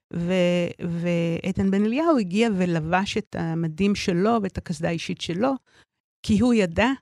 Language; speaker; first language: Hebrew; native; Hebrew